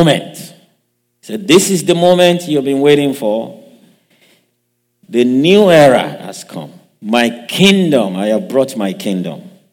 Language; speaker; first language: English; non-native, local second language; Yoruba